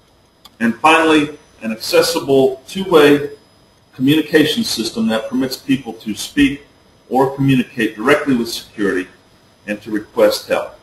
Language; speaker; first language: English; native; English